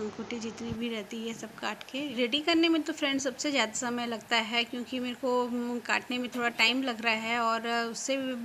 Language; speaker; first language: Hindi; non-native, local second language; Bangla